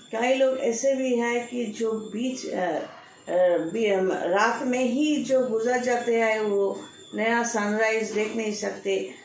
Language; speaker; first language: Hindi; non-native, local second language; Bangla